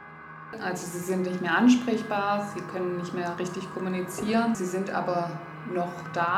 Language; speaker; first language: German; native; German